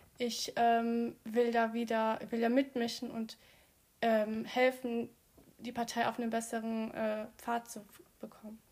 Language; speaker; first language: German; early bilingual, other home language; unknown